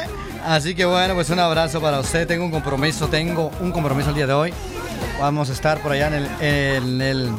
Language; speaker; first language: Spanish; native; Spanish